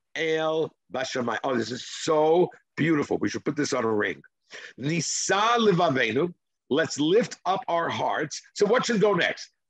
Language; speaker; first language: English; non-native, fluent; Hebrew